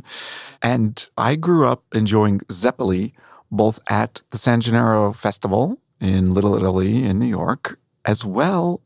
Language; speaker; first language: English; native; English